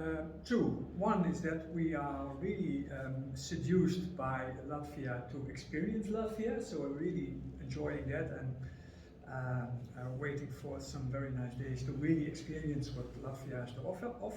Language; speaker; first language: English; non-native, fluent; Dutch